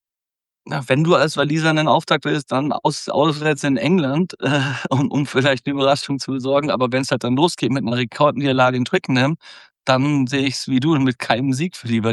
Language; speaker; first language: German; native; German